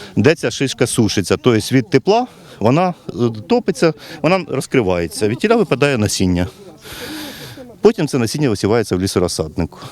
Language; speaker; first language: Ukrainian; native; Ukrainian